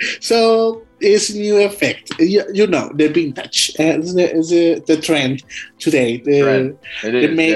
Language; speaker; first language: English; non-native, learner; Spanish